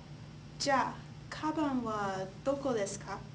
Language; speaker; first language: Japanese; non-native, learner; English